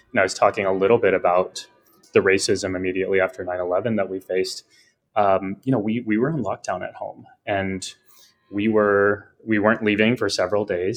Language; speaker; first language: English; native; English